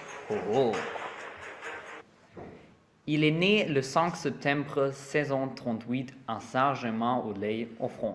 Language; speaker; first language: French; non-native, learner; German